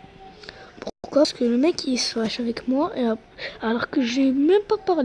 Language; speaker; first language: French; non-native, local second language; Arabic